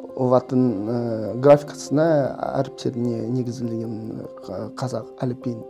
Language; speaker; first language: Kazakh; non-native, local second language; Russian